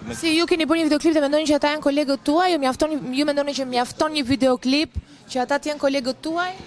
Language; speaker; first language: Albanian; native; Albanian